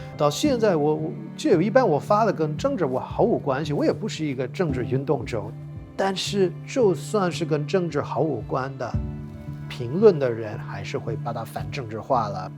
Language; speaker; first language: Chinese; non-native, fluent; English